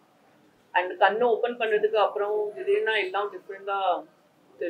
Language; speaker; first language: Tamil; non-native, local second language; Gujarati